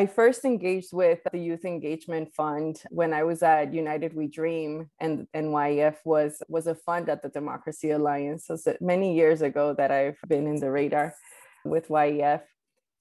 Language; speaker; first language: English; early bilingual, other home language; Spanish